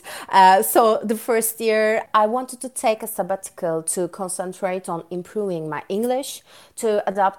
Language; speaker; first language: English; non-native, fluent; Turkish